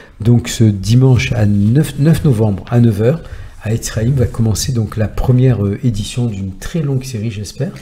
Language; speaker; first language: French; native; French